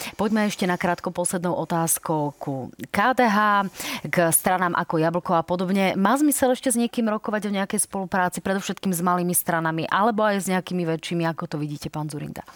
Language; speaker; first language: Slovak; native; Slovak